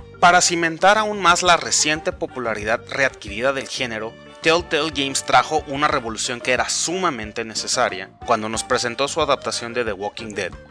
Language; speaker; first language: Spanish; native; Spanish